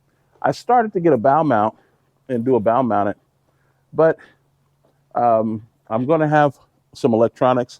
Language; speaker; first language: English; native; English